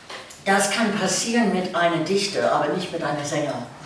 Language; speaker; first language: German; non-native, fluent; English